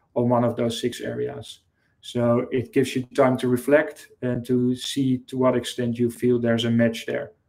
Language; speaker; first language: English; non-native, fluent; Dutch